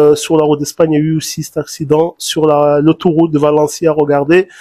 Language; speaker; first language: French; non-native, local second language; Arabic